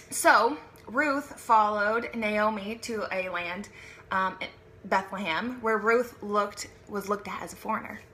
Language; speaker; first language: English; native; English